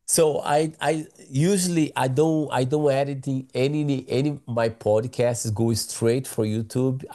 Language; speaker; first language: English; non-native, learner; Portuguese